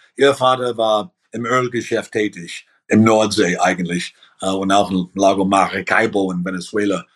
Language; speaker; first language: German; early bilingual, heritage; German